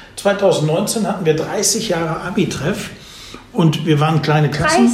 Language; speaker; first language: German; native; German